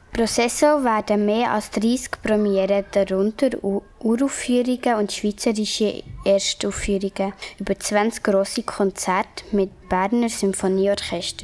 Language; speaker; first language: German; native; German